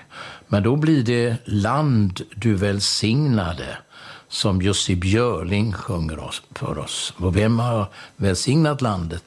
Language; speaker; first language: Swedish; native; Swedish